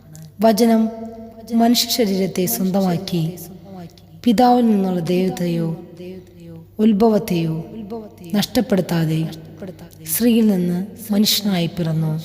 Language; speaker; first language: Malayalam; native; Malayalam